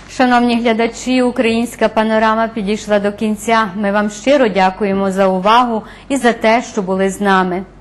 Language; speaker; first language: Ukrainian; early bilingual, heritage; Ukrainian